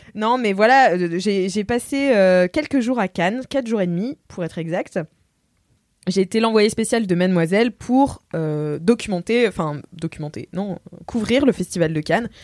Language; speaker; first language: French; native; French